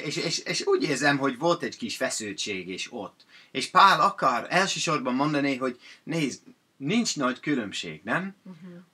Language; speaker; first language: Hungarian; non-native, fluent; English